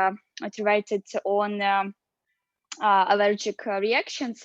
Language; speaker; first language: English; non-native, learner; Russian